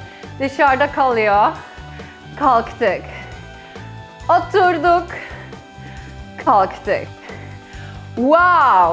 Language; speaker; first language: Turkish; non-native, fluent; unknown